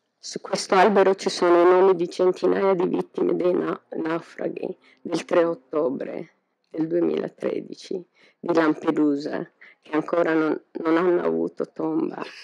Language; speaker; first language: Italian; non-native, fluent; Tigrinya